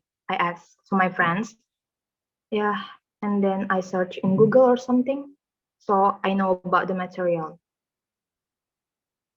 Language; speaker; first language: English; non-native, learner; Indonesian